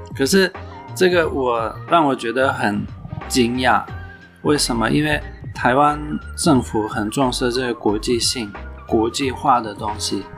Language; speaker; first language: Chinese; non-native, fluent; Turkish